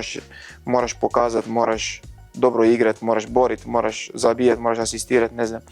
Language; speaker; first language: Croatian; non-native, learner; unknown